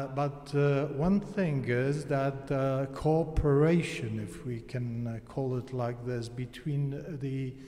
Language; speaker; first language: English; non-native, fluent; Polish